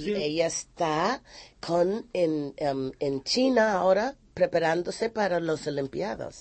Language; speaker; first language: Spanish; non-native, fluent; English